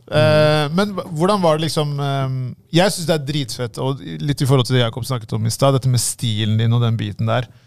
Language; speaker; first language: Norwegian; native; Norwegian